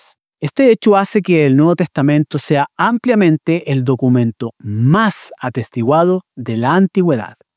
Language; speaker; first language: Spanish; native; Spanish